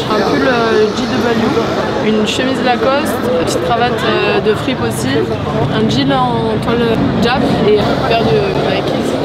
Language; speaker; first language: French; native; French